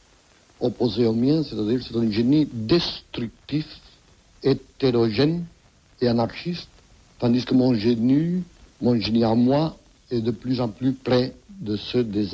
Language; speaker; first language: French; non-native, fluent; Catalan